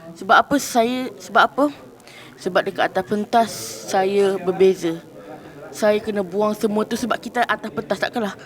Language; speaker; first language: Malay; native; Malay